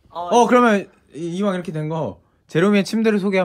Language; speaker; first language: Korean; native; Korean